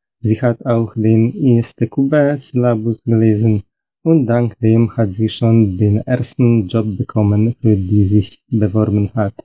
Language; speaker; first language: German; non-native, fluent; Polish